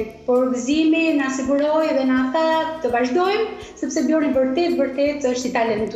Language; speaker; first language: Albanian; native; Albanian